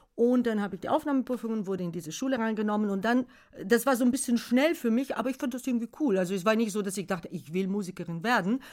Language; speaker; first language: German; non-native, fluent; Bulgarian